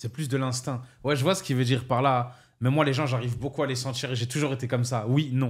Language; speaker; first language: French; native; French